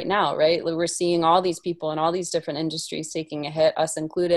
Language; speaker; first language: English; native; English